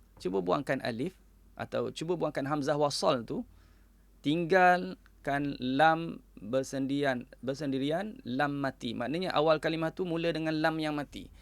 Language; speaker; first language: Malay; native; Malay